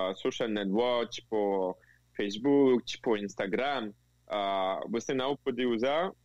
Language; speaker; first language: Portuguese; non-native, fluent; French